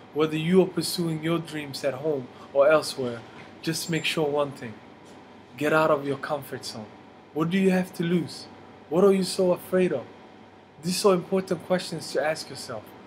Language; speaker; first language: English; non-native, fluent; Somali